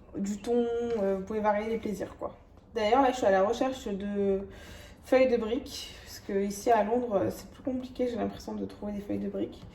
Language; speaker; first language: French; early bilingual, other home language; Arabic